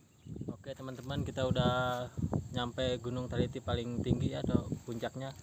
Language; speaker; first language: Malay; non-native, local second language; Sundanese